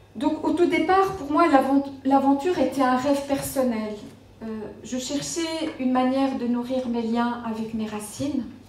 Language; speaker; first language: French; non-native, local second language; Arabic